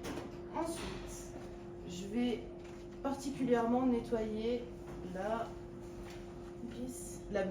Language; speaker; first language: French; native; French